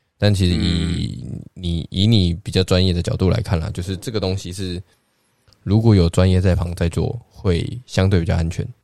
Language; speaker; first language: Chinese; native; Chinese